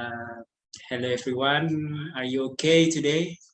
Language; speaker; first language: English; non-native, learner; Indonesian